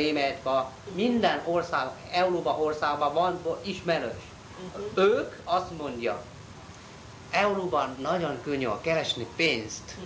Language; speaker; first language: Hungarian; non-native, learner; Chinese